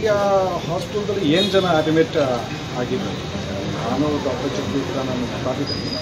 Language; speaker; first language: Kannada; non-native, local second language; Hindi